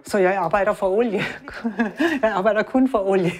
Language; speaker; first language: Danish; non-native, learner; German